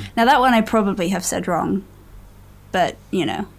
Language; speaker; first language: English; native; English